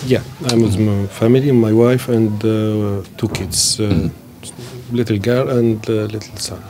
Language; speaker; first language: English; non-native, fluent; Arabic